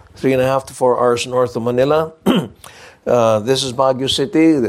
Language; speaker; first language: English; non-native, local second language; Filipino